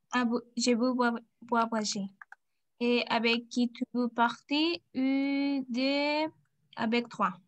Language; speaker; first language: French; non-native, learner; Spanish